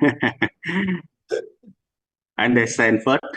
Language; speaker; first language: English; non-native, learner; Vietnamese